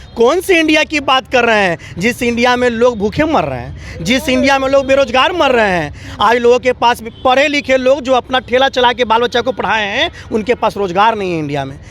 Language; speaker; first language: Hindi; native; Hindi